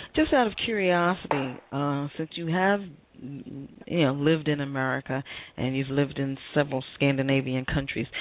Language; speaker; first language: English; native; English